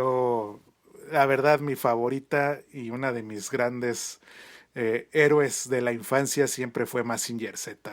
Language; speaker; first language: Spanish; native; Spanish